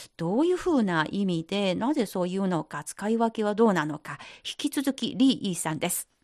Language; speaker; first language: Japanese; non-native, fluent; Chinese